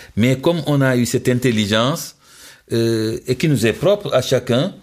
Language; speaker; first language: French; non-native, local second language; Wolof